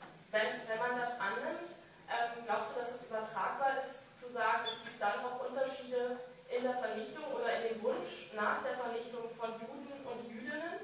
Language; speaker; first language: German; native; German